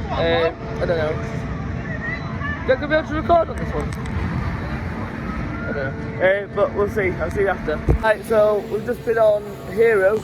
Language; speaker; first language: English; native; English